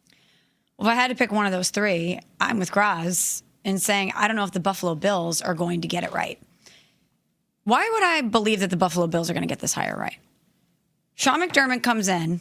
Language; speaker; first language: English; native; English